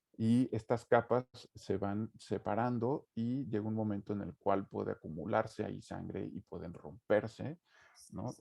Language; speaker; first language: Spanish; native; Spanish